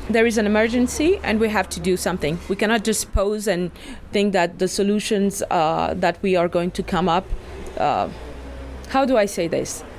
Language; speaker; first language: English; non-native, fluent; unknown